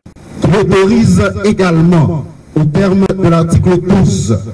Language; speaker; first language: French; non-native, local second language; Haitian Creole